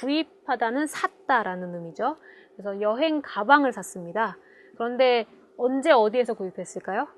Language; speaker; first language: Korean; native; Korean